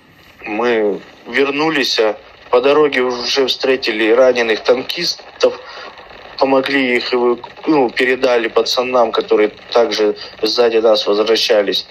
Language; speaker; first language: Russian; native; Russian